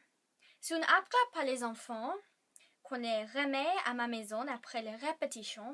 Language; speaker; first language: French; non-native, learner; English